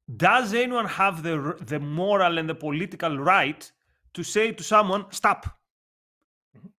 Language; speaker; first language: English; non-native, fluent; Greek